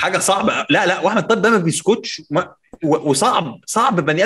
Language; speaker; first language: Arabic; native; Arabic